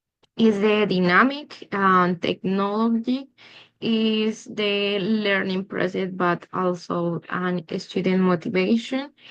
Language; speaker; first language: English; non-native, learner; Spanish